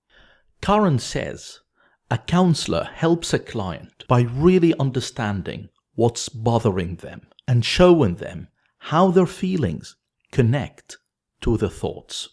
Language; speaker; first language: English; non-native, fluent; Arabic